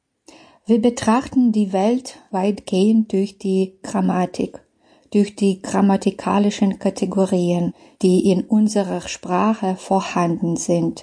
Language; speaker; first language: German; non-native, fluent; Belarusian